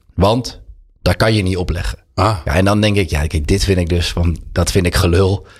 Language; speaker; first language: Dutch; native; Dutch